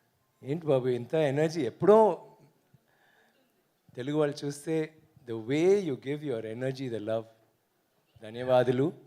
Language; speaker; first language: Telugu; non-native, learner; Tamil